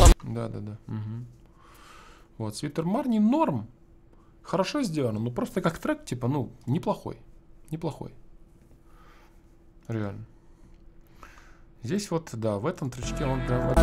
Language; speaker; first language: Russian; native; Russian